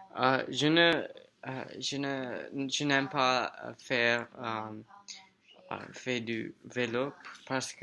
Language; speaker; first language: French; non-native, learner; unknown